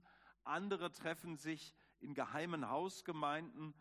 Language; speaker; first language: German; native; German